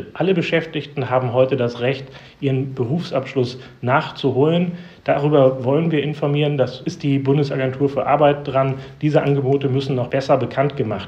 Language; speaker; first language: German; native; German